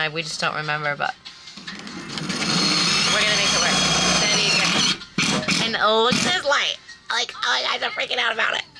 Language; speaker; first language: English; native; English